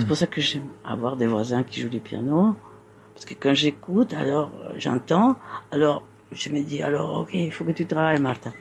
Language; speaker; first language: French; non-native, fluent; Spanish